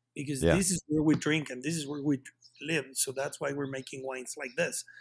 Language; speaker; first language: English; non-native, fluent; Spanish